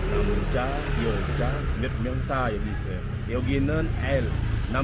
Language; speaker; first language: Korean; non-native, fluent; Indonesian